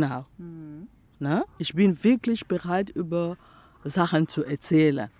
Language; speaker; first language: German; non-native, local second language; French